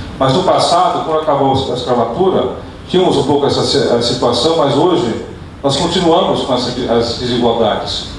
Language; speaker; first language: Portuguese; early bilingual, other home language; Dutch